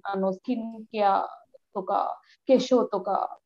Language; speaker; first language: Japanese; non-native, learner; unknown